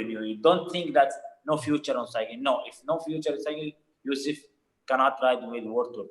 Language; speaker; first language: English; non-native, fluent; Arabic